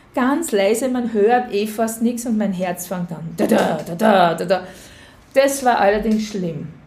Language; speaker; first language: German; native; German